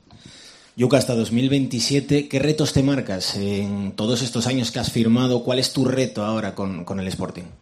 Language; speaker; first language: Spanish; native; Spanish